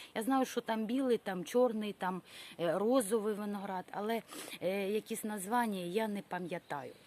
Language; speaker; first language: Ukrainian; non-native, local second language; Russian